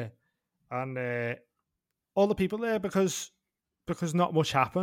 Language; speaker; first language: English; native; English